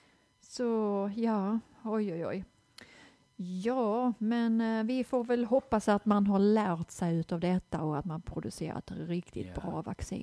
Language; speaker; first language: Swedish; native; Swedish